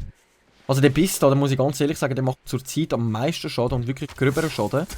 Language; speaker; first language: German; native; German